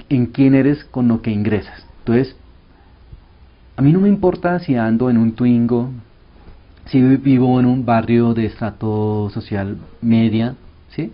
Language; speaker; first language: Spanish; early bilingual, other home language; Korean